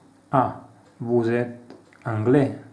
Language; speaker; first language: French; non-native, learner; Italian